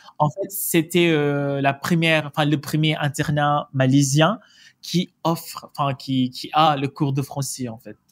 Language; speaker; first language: French; non-native, fluent; Malay